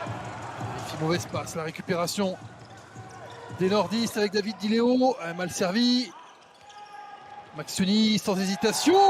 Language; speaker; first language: French; native; French